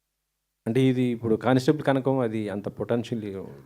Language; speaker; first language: Telugu; native; Telugu